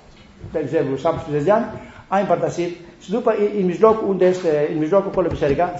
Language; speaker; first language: Romanian; non-native, learner; Greek